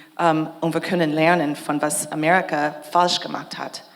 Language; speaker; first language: German; non-native, fluent; English